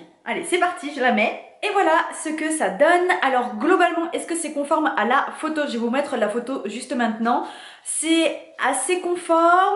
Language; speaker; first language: French; native; French